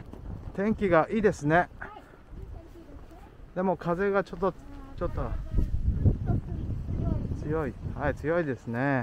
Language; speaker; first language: Japanese; non-native, learner; Indonesian